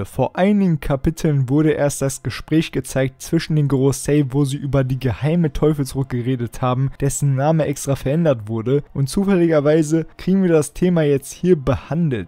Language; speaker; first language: German; native; German